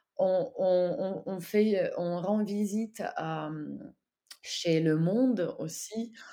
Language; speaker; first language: French; non-native, fluent; Ukrainian